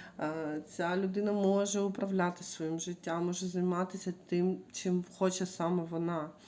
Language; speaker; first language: Ukrainian; non-native, local second language; Russian